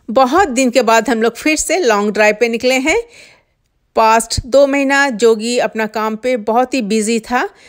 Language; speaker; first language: Hindi; non-native, local second language; Bangla